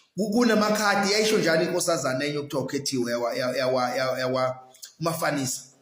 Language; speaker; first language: Zulu; native; Zulu